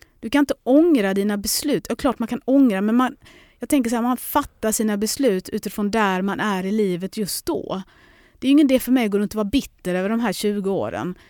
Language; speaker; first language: Swedish; early bilingual, other home language; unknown